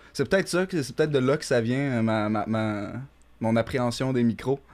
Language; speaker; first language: French; native; French